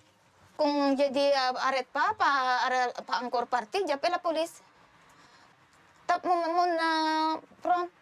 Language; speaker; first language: French; non-native, learner; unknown